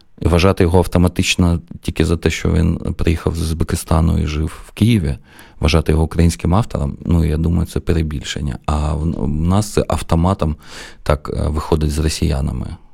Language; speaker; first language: Ukrainian; non-native, local second language; Russian